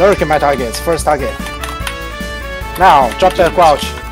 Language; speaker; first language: English; non-native, learner; Japanese